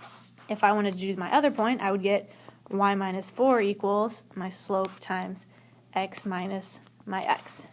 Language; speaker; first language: English; native; English